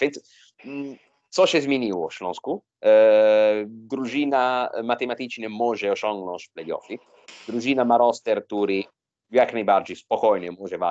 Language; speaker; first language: Polish; non-native, fluent; Italian